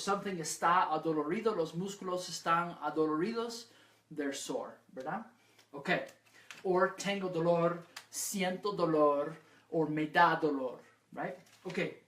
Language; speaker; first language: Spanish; non-native, fluent; English